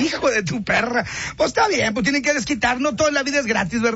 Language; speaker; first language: Spanish; native; Spanish